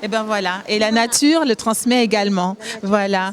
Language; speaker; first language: French; native; French